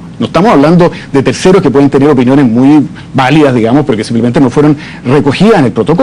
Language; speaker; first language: Spanish; native; Spanish